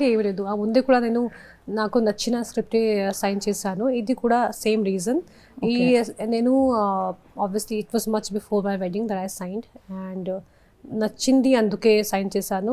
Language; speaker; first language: Telugu; non-native, local second language; Hindi